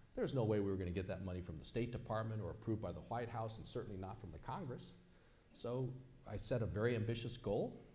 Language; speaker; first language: English; native; English